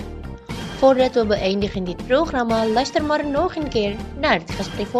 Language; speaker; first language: Dutch; non-native, fluent; Indonesian